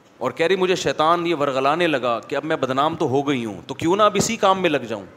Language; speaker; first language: Urdu; native; Urdu